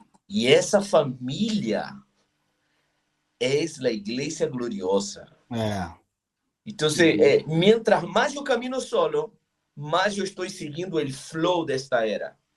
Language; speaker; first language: Spanish; non-native, fluent; Portuguese